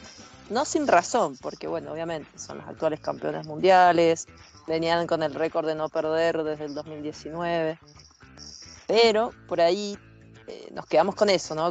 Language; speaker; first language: Spanish; native; Spanish